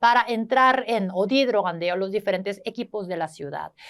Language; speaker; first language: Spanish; non-native, fluent; Korean